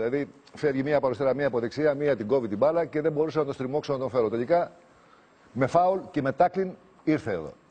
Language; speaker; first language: Greek; native; Greek